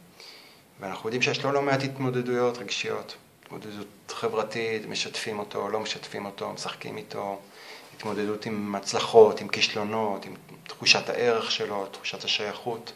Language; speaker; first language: Hebrew; native; Hebrew